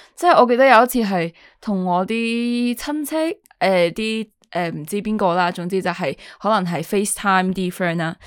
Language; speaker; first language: Cantonese; non-native, local second language; Chinese